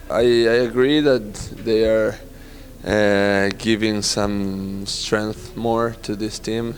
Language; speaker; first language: English; non-native, fluent; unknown